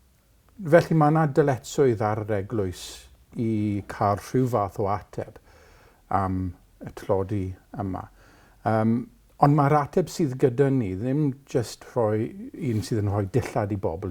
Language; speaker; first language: Welsh; non-native, local second language; English